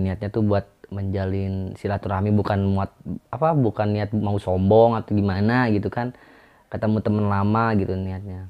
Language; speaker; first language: Indonesian; non-native, local second language; Sundanese